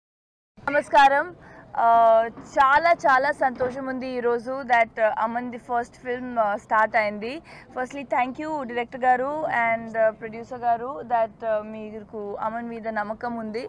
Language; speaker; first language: Telugu; non-native, fluent; Punjabi